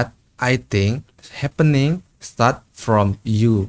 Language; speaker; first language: English; non-native, learner; Indonesian